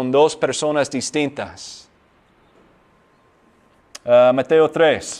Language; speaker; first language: Spanish; non-native, fluent; English